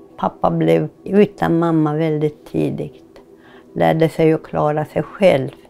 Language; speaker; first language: Swedish; non-native, local second language; Northern Sami